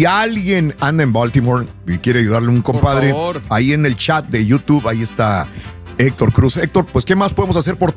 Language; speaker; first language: Spanish; native; Spanish